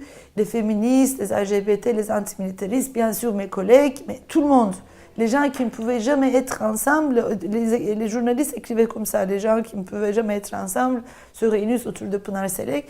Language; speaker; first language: French; non-native, fluent; Turkish